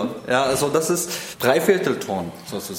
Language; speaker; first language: German; non-native, fluent; Arabic